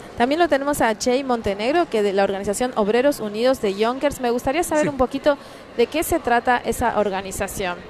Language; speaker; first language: Spanish; native; Spanish